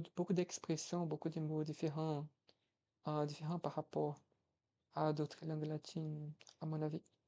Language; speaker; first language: French; non-native, fluent; Portuguese